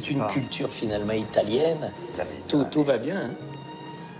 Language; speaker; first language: French; native; French